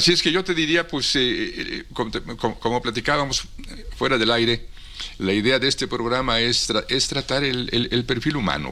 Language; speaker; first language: Spanish; native; Spanish